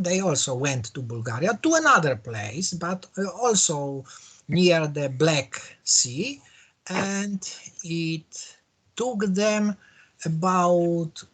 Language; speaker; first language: English; non-native, learner; Polish